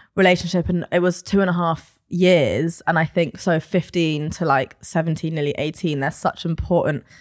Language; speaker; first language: English; native; English